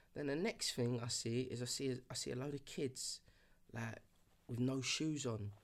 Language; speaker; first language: English; early bilingual, other home language; Yoruba